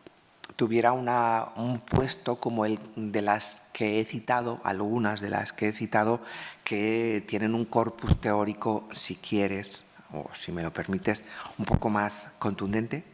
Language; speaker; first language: Spanish; native; Spanish